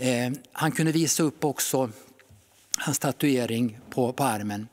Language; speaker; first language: Swedish; native; Swedish